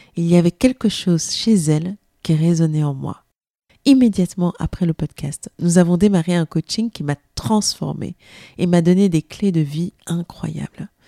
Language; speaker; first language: French; native; French